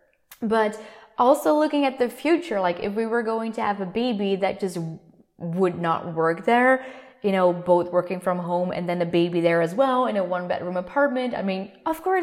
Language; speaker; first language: English; non-native, fluent; Dutch